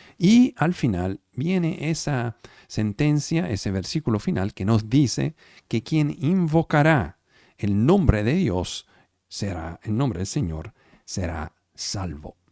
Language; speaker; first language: Spanish; non-native, fluent; Italian